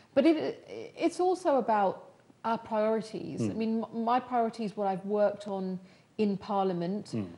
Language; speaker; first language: English; native; English